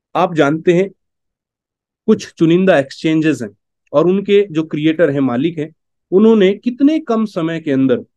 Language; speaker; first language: Hindi; native; Hindi